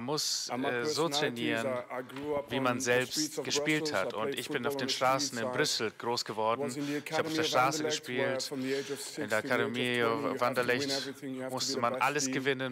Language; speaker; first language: German; non-native, fluent; French